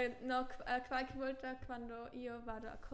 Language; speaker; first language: Italian; non-native, learner; German